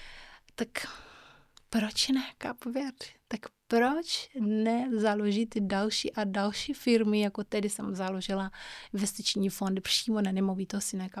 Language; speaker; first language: Czech; non-native, fluent; Kabuverdianu